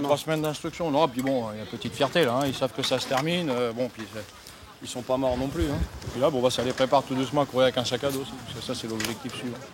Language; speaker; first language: French; native; French